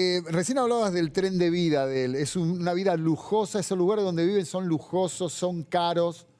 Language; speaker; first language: Spanish; native; Spanish